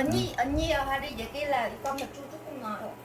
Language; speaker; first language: Korean; non-native, learner; Vietnamese